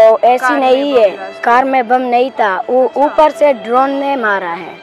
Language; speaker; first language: Hindi; early bilingual, other home language; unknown